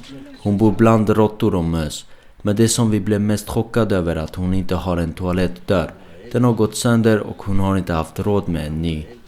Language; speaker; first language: Swedish; early bilingual, other home language; Armenian